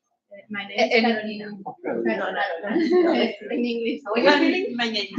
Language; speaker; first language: English; non-native, learner; Spanish